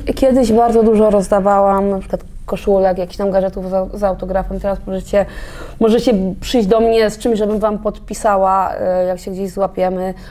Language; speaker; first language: Polish; native; Polish